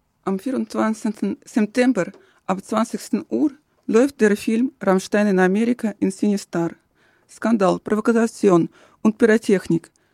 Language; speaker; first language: German; non-native, fluent; Russian